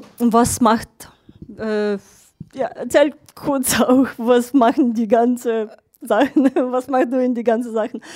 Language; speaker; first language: German; non-native, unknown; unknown